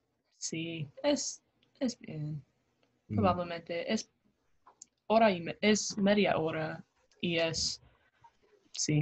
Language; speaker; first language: Spanish; non-native, learner; English